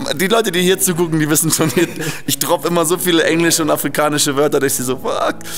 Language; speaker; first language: German; native; German